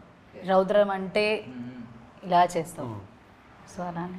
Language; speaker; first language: Telugu; non-native, learner; Malayalam